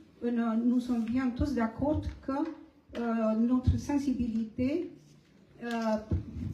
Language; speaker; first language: French; non-native, fluent; Romanian